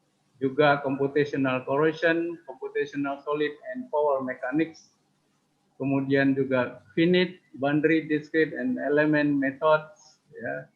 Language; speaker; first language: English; non-native, fluent; Indonesian